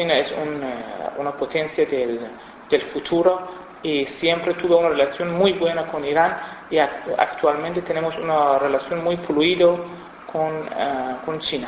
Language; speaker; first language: Spanish; non-native, fluent; Persian